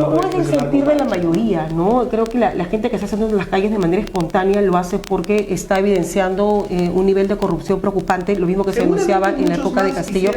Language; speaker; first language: Spanish; native; Spanish